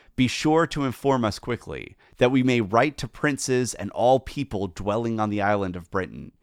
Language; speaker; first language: English; native; English